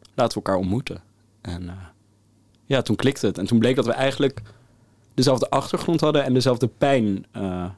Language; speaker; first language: Dutch; native; Dutch